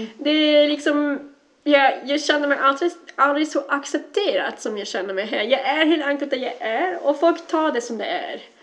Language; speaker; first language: Swedish; non-native, fluent; Dutch